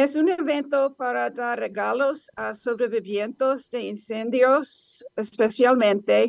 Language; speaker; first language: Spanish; non-native, learner; English